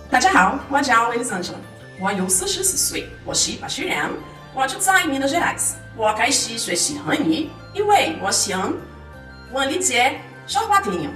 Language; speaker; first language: Chinese; non-native, learner; Portuguese